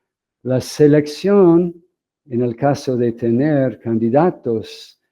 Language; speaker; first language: Spanish; non-native, fluent; English